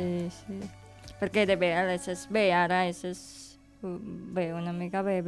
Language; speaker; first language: Catalan; non-native, learner; Indonesian